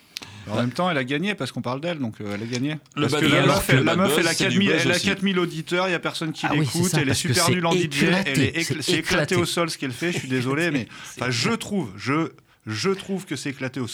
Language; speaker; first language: French; native; French